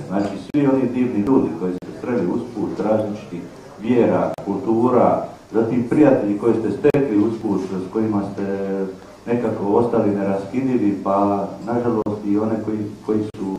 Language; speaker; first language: Serbian; native; Serbian